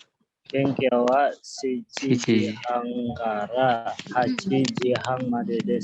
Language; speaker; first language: Japanese; non-native, learner; Indonesian